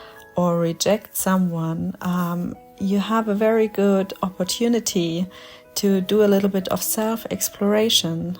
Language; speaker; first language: English; non-native, fluent; German